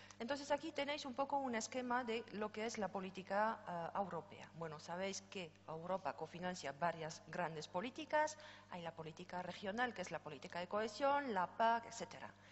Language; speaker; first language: Spanish; non-native, fluent; French